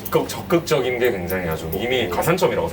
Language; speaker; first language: Korean; native; Korean